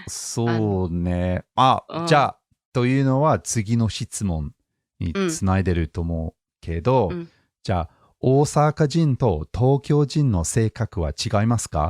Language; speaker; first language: Japanese; non-native, fluent; English